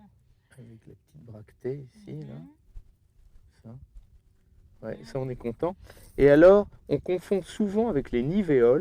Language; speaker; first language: French; native; French